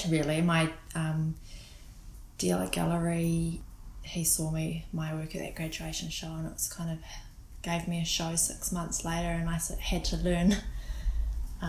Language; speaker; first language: English; native; English